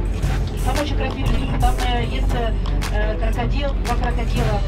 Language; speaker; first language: Russian; non-native, learner; Arabic